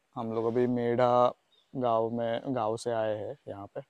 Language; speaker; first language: Hindi; non-native, local second language; Marathi